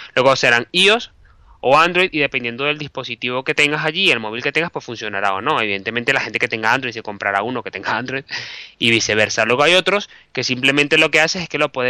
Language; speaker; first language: Spanish; native; Spanish